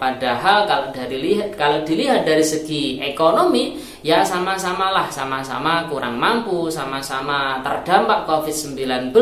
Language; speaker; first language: Indonesian; native; Indonesian